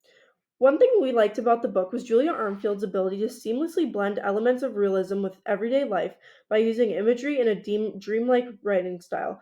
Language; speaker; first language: English; native; English